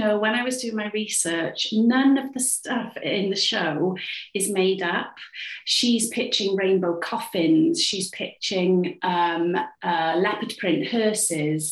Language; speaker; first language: English; native; English